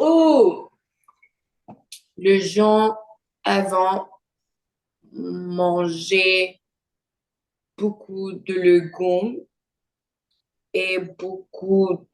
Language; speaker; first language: French; non-native, learner; Portuguese